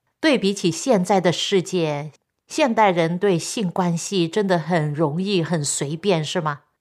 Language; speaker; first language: Chinese; non-native, local second language; Cantonese